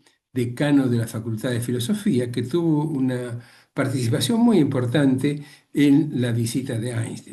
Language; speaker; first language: Spanish; native; Spanish